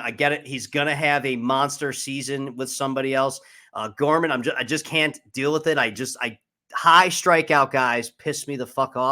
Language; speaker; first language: English; native; English